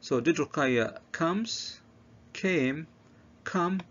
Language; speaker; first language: English; non-native, fluent; Arabic